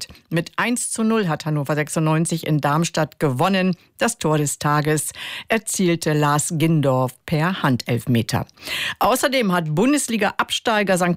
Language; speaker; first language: German; native; German